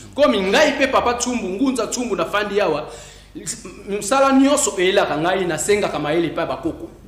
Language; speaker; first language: Lingala; non-native, local second language; Kongo